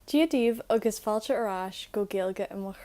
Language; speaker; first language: Irish; non-native, local second language; English